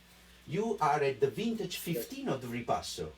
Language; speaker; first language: English; non-native, fluent; Italian